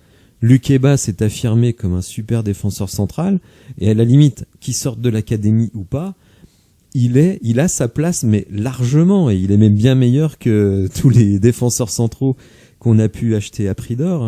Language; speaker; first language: French; native; French